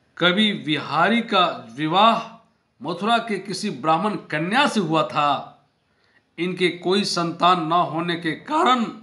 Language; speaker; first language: Hindi; native; Hindi